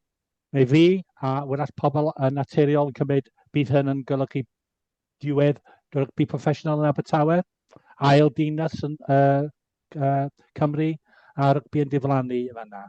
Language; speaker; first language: Welsh; native; Welsh